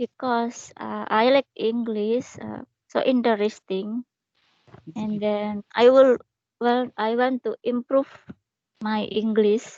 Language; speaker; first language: English; non-native, learner; Indonesian